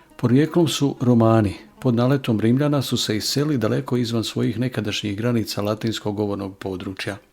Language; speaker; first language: Bosnian; native; Bosnian